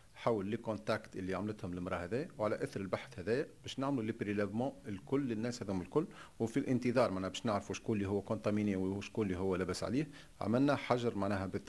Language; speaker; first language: Arabic; native; Arabic